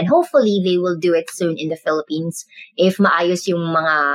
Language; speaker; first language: English; non-native, local second language; Cebuano